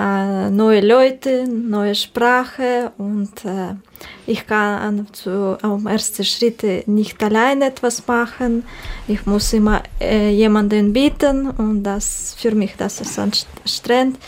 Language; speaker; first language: German; non-native, learner; Russian